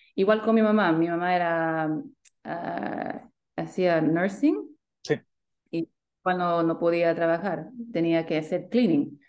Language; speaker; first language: Spanish; early bilingual, heritage; Spanish